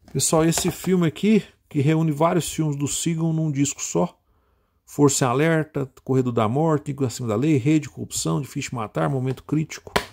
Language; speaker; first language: Portuguese; native; Portuguese